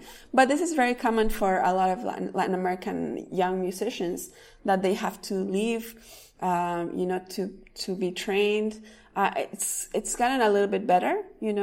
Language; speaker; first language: English; non-native, fluent; Spanish